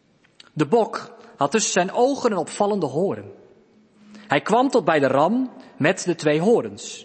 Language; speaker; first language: Dutch; native; Dutch